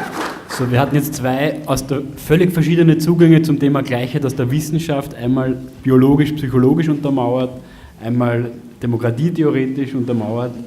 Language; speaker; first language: German; native; German